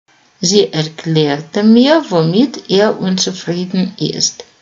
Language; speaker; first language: German; non-native, fluent; Russian